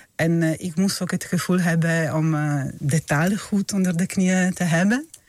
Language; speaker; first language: Dutch; non-native, fluent; Italian